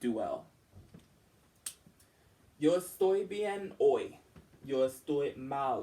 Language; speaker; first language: Spanish; non-native, learner; English